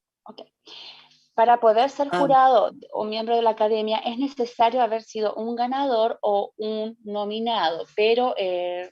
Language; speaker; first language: Spanish; native; Spanish